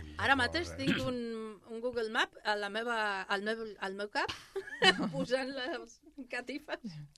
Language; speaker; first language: Catalan; non-native, fluent; Spanish